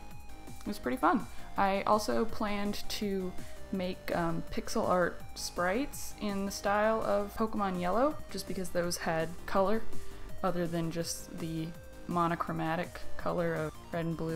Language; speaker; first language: English; native; English